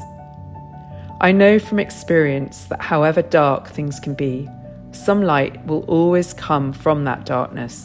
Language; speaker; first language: English; native; English